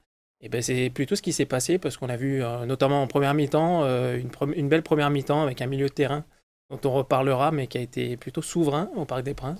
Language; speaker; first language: French; native; French